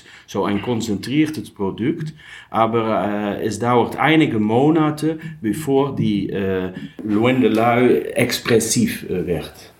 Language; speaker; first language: German; non-native, learner; Dutch